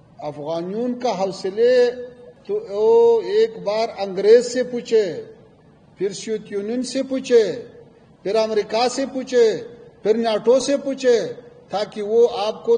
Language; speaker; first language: Hindi; non-native, fluent; Pashto